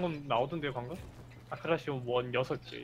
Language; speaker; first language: Korean; native; Korean